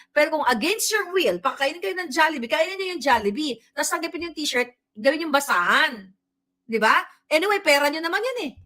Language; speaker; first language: Filipino; non-native, local second language; Cebuano